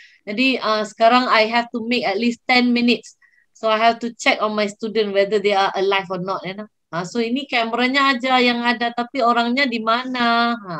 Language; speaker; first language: English; non-native, local second language; Malay